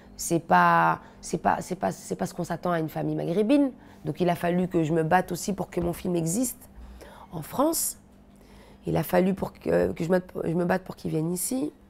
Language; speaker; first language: French; native; French